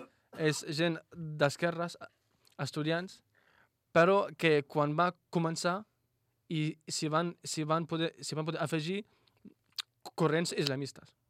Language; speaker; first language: Catalan; non-native, fluent; Arabic